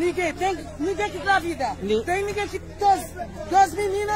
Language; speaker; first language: Portuguese; non-native, learner; Haitian Creole